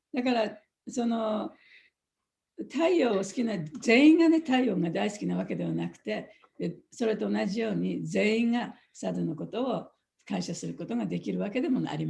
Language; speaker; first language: Japanese; native; Japanese